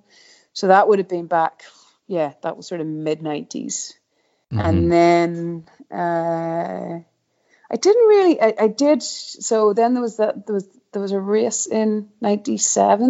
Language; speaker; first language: English; native; English